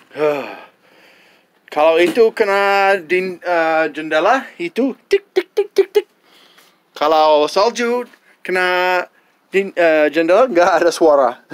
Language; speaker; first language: Indonesian; non-native, fluent; English